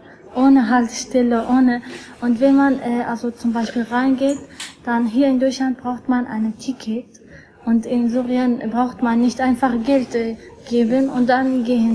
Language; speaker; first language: German; non-native, learner; Arabic